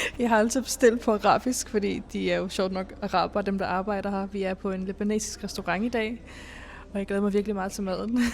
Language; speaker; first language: Danish; early bilingual, other home language; Arabic